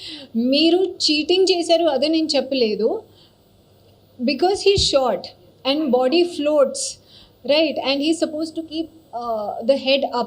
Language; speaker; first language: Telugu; non-native, learner; Hindi